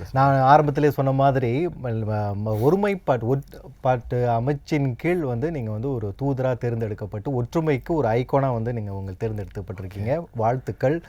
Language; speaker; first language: Tamil; native; Tamil